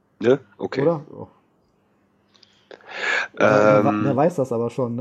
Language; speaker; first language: German; native; German